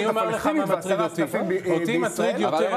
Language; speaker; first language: Hebrew; native; Hebrew